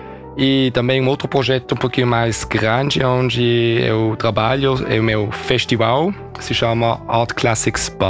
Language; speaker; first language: Portuguese; early bilingual, heritage; German